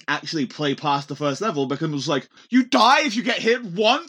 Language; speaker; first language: English; native; English